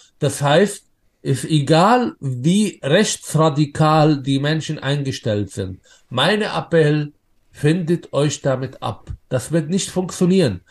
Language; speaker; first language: German; non-native, fluent; Arabic